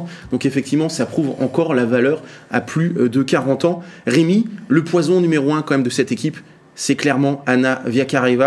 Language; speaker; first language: French; native; French